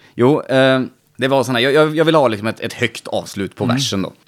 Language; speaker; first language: Swedish; native; Swedish